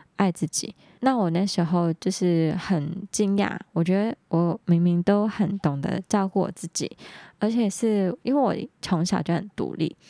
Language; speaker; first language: Chinese; non-native, local second language; Cantonese